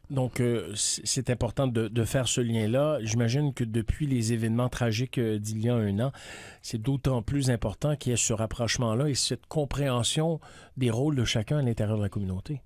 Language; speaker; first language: French; native; French